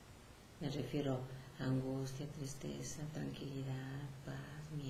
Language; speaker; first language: Spanish; native; Spanish